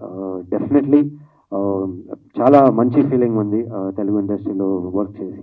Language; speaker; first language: Telugu; non-native, learner; Kannada